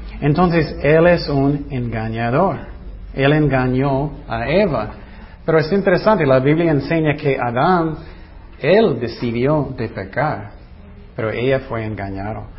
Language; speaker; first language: Spanish; non-native, fluent; English